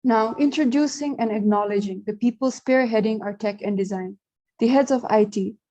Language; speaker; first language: English; non-native, local second language; Nepali